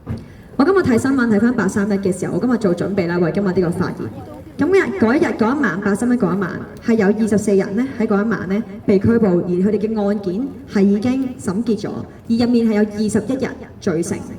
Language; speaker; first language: Cantonese; native; Cantonese